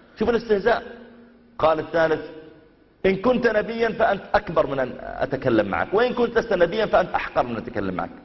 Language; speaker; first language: Arabic; native; Arabic